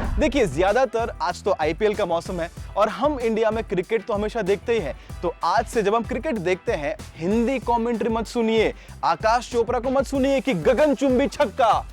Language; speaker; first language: Hindi; non-native, local second language; Gujarati